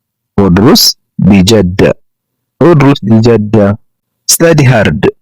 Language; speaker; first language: Arabic; non-native, fluent; Amharic